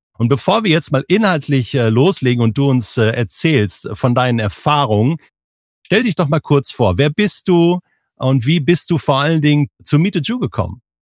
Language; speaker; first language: German; native; German